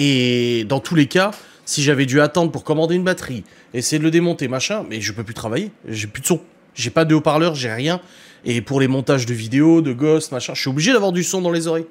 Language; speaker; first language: French; native; French